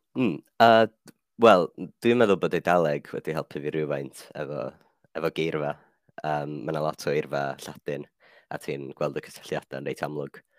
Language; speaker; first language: Welsh; non-native, fluent; Finnish